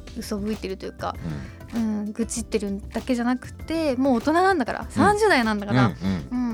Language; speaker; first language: Japanese; native; Japanese